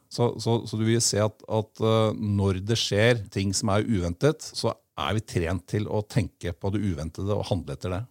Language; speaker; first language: Norwegian; native; Norwegian